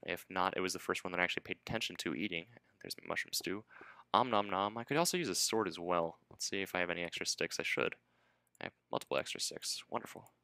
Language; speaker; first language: English; native; English